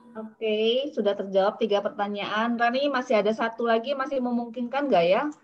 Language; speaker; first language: Indonesian; native; Indonesian